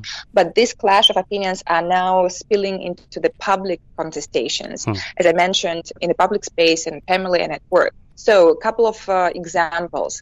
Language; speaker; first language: English; non-native, fluent; Kyrgyz